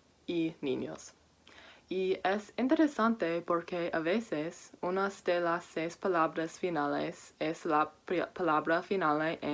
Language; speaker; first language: Spanish; non-native, learner; English